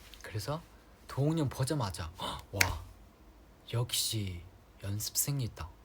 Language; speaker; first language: Korean; non-native, fluent; Chinese